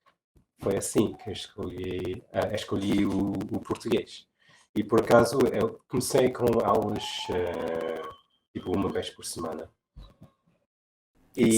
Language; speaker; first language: Portuguese; non-native, fluent; English